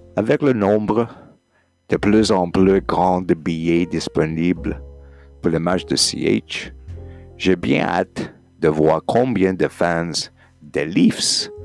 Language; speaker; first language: French; non-native, learner; English